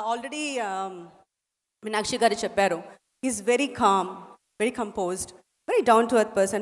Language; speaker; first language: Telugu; non-native, fluent; Tamil